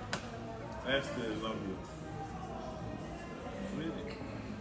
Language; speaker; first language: English; non-native, learner; Italian